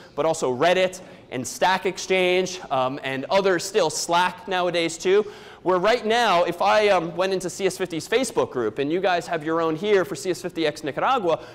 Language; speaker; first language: English; native; English